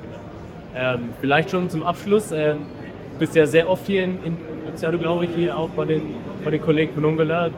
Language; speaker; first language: German; native; German